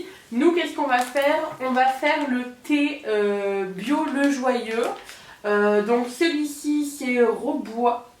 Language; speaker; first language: French; native; French